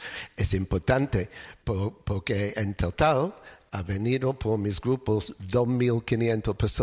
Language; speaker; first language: Spanish; non-native, fluent; English